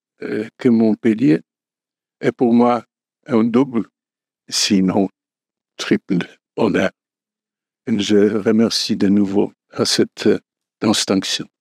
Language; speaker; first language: French; non-native, fluent; Polish